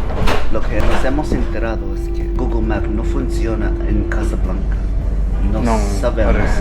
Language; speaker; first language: Spanish; non-native, fluent; English